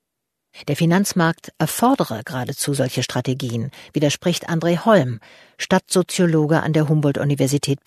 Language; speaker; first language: German; native; German